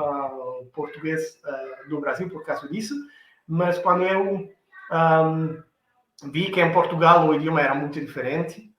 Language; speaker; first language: Portuguese; non-native, fluent; Italian